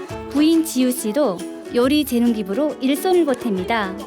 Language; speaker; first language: Korean; native; Korean